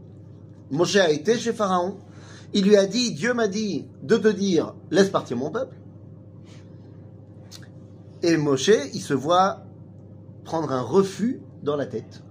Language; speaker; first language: French; native; French